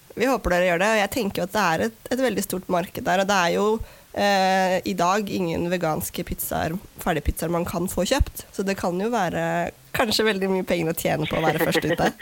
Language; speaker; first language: Norwegian; native; Norwegian